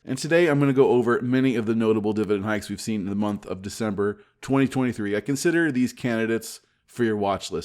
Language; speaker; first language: English; native; English